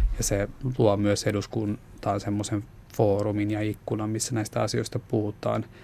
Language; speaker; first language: Finnish; non-native, local second language; Swedish